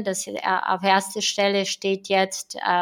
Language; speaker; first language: German; non-native, fluent; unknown